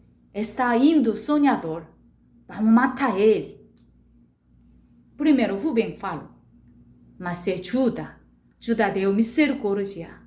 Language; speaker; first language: Portuguese; non-native, learner; Korean